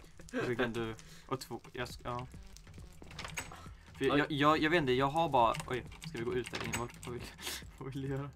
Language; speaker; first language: Swedish; native; Swedish